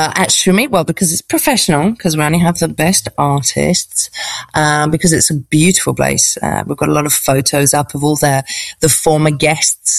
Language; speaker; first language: English; native; English